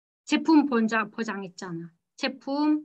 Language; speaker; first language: Korean; non-native, learner; Turkish